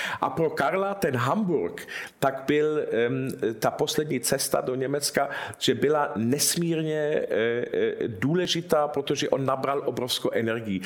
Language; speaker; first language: Czech; early bilingual, heritage; Czech